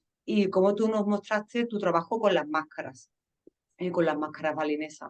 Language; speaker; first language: Spanish; native; Spanish